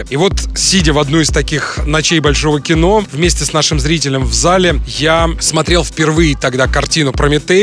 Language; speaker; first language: Russian; native; Russian